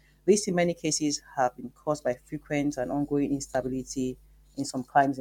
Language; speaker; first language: English; non-native, local second language; Yoruba